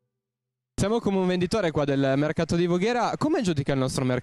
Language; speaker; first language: Italian; native; Italian